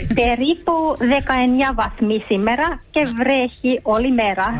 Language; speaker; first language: Greek; early bilingual, heritage; Greek